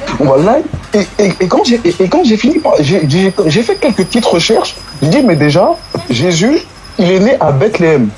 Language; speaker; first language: French; non-native, local second language; Wolof